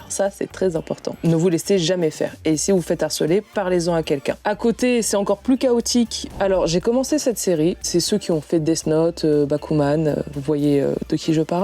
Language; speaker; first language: French; native; French